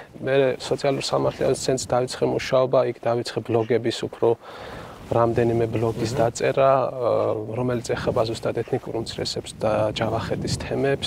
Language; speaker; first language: Georgian; non-native, local second language; Armenian